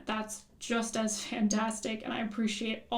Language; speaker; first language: English; native; English